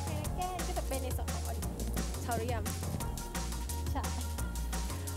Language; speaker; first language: Thai; native; Thai